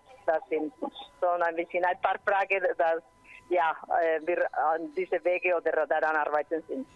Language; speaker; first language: German; non-native, learner; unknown